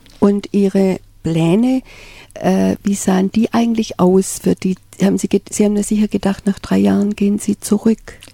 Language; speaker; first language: German; native; German